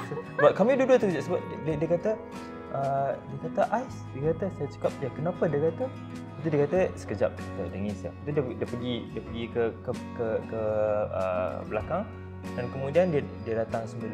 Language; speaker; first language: Malay; native; Malay